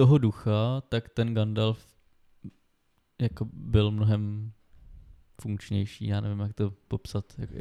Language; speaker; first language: Czech; native; Czech